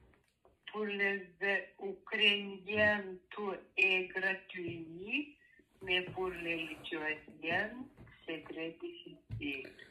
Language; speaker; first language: French; non-native, learner; Lithuanian